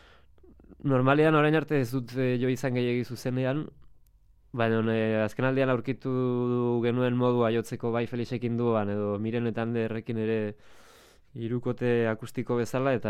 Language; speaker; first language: Basque; native; Basque